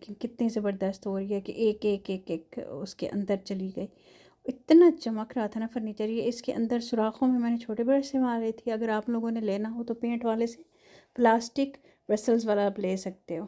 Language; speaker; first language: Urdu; non-native, local second language; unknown